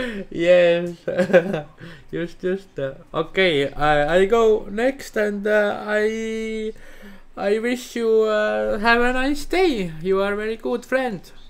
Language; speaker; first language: English; non-native, learner; Estonian